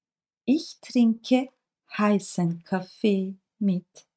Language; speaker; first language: German; non-native, fluent; Turkish